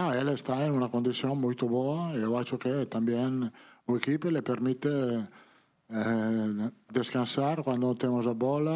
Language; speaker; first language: Portuguese; non-native, learner; Italian